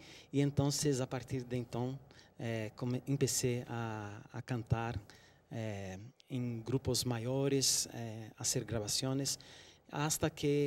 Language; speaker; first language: Spanish; non-native, fluent; Portuguese